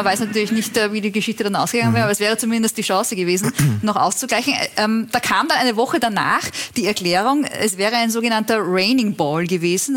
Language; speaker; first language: German; native; German